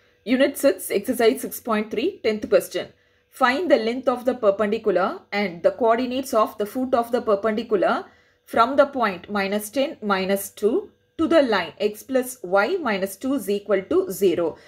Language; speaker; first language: English; non-native, local second language; Tamil